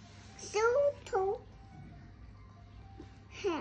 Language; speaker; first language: Chinese; non-native, local second language; Cantonese